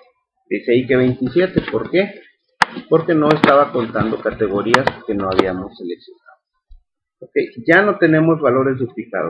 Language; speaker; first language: Spanish; native; Spanish